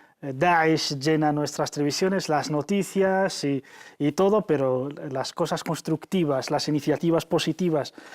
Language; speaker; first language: Spanish; native; Spanish